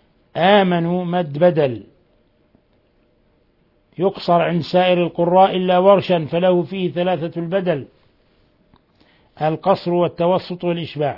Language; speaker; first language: Arabic; native; Arabic